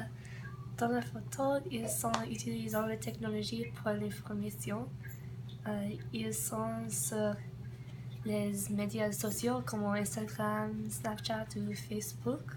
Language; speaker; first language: French; non-native, learner; English